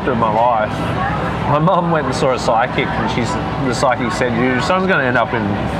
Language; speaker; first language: English; native; English